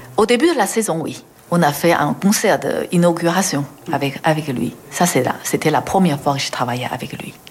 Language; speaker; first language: French; non-native, fluent; Chinese